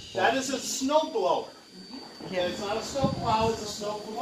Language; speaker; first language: English; native; English